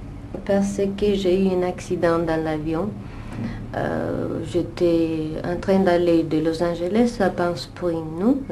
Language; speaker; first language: French; non-native, fluent; Italian